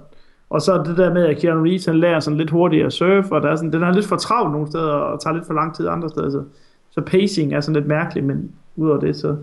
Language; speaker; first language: Danish; native; Danish